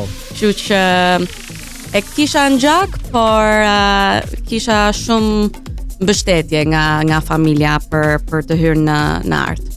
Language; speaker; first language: Albanian; early bilingual, heritage; Albanian